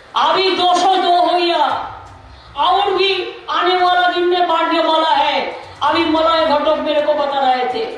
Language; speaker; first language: Hindi; non-native, local second language; Bangla